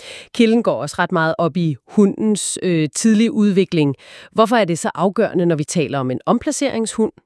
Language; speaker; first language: Danish; native; Danish